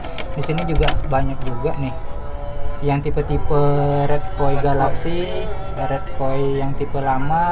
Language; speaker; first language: Indonesian; native; Indonesian